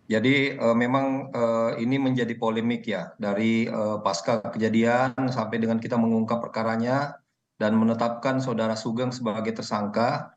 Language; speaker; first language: Indonesian; native; Indonesian